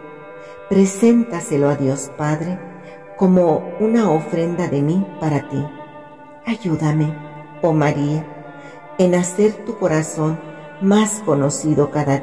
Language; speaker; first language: Spanish; native; Spanish